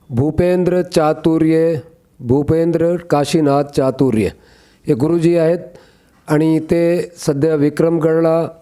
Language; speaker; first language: Marathi; non-native, local second language; Urdu